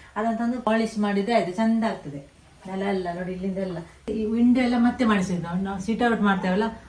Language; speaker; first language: Kannada; non-native, local second language; Tulu